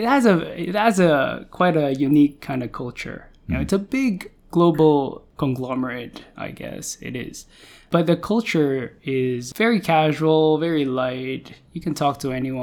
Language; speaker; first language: English; non-native, local second language; Filipino